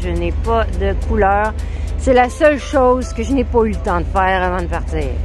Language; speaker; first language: French; native; French